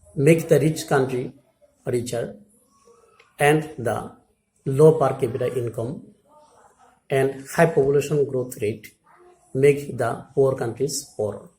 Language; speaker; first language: English; non-native, local second language; Assamese